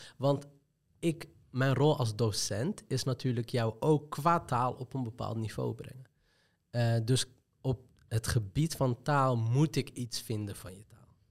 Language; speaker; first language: Dutch; early bilingual, other home language; Arabic